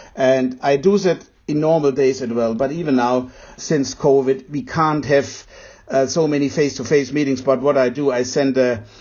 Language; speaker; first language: English; non-native, fluent; German